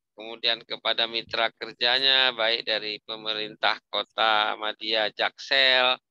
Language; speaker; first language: Indonesian; native; Indonesian